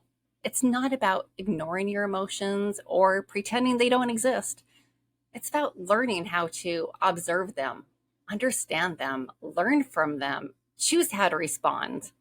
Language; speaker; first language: English; native; English